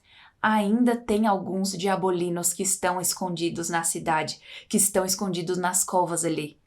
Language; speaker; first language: Portuguese; native; Portuguese